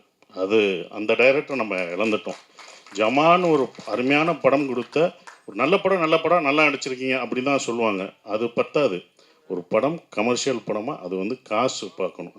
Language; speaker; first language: Tamil; native; Tamil